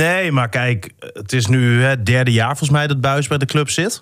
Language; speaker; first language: Dutch; native; Dutch